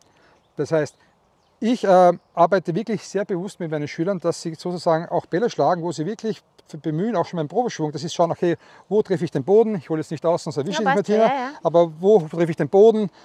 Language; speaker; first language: German; native; German